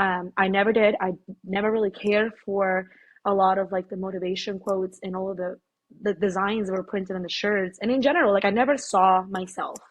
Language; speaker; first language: English; early bilingual, other home language; Spanish